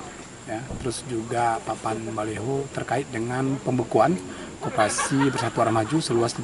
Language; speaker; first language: Indonesian; native; Indonesian